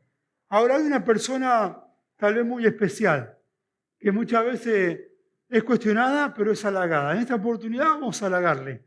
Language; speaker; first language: Spanish; native; Spanish